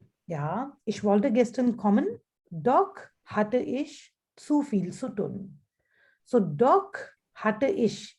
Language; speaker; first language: German; non-native, fluent; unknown